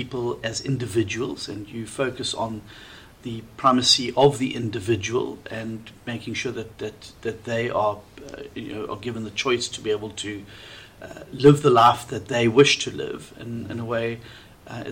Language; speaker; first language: English; native; English